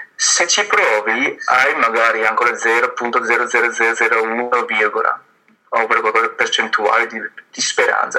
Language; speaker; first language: Italian; non-native, fluent; Chinese